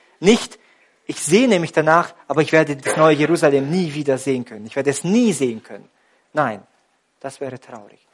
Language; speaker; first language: German; native; German